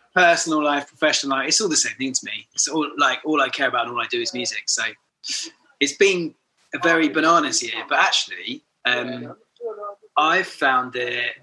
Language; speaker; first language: English; native; English